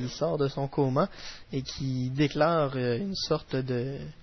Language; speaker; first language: French; native; French